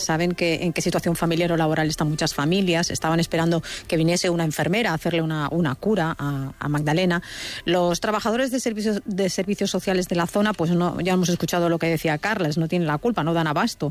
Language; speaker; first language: Spanish; native; Spanish